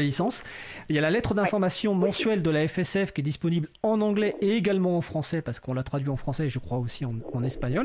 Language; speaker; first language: French; native; French